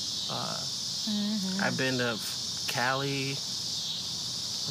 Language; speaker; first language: English; early bilingual, other home language; Spanish